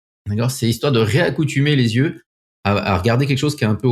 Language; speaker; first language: French; native; French